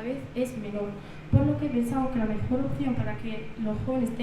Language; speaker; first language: Spanish; early bilingual, other home language; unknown